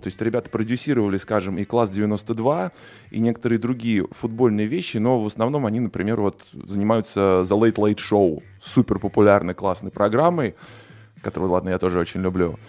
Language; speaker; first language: Russian; native; Russian